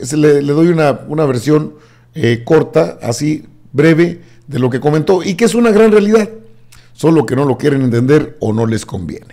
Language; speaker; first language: Spanish; native; Spanish